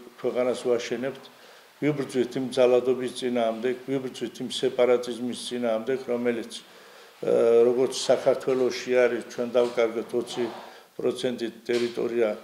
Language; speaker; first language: Georgian; non-native, local second language; Azerbaijani